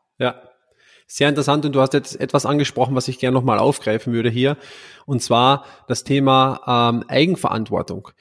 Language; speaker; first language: German; native; German